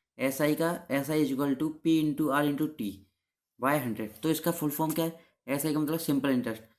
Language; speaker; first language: Hindi; native; Hindi